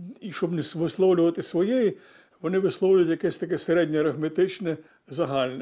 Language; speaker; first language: Ukrainian; native; Ukrainian